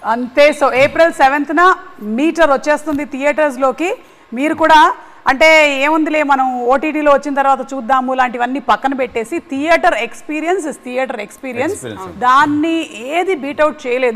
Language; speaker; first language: Telugu; native; Telugu